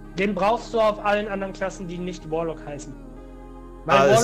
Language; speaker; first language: German; native; German